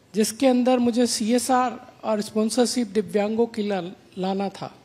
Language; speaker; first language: Hindi; native; Hindi